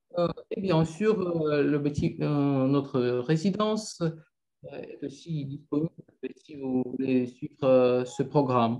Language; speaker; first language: French; non-native, fluent; Russian